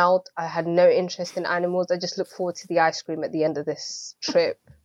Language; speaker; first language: English; early bilingual, other home language; Swahili